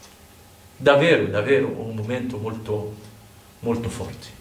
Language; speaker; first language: Italian; non-native, fluent; Arabic